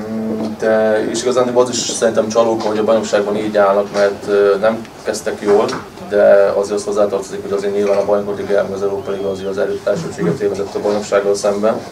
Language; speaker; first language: Hungarian; native; Hungarian